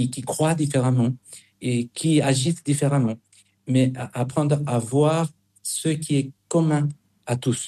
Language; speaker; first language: French; non-native, fluent; Spanish